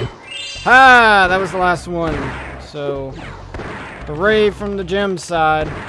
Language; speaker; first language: English; native; English